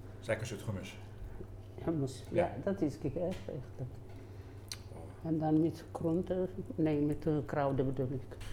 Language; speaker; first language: Dutch; non-native, learner; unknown